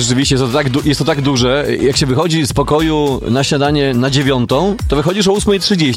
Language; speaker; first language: Polish; native; Polish